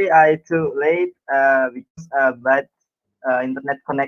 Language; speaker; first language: English; non-native, learner; Indonesian